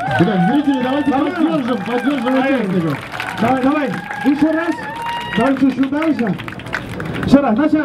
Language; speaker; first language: Russian; non-native, learner; Spanish